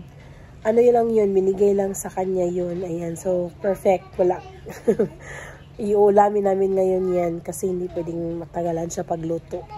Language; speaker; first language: Filipino; non-native, local second language; Hiligaynon